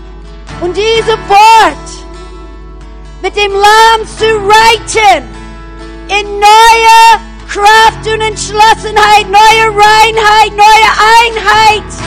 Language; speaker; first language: German; non-native, fluent; English